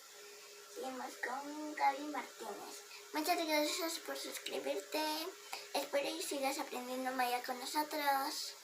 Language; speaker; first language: Spanish; native; Spanish